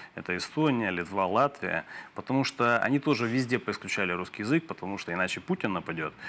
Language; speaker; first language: Russian; native; Russian